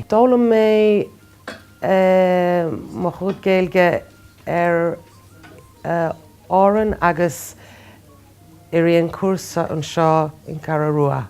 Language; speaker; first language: Irish; non-native, learner; Norwegian